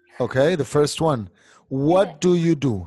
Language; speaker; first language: English; non-native, fluent; Spanish